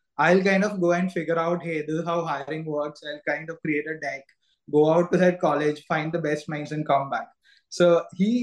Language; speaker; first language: English; non-native, local second language; Malayalam